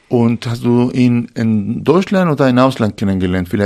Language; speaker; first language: German; non-native, fluent; Spanish